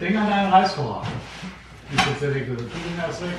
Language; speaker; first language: German; native; German